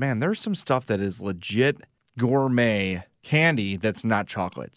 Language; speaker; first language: English; native; English